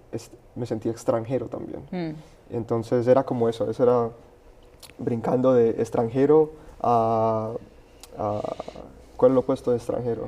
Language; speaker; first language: Spanish; early bilingual, heritage; Spanish